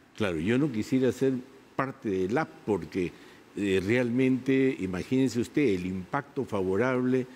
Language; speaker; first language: Spanish; native; Spanish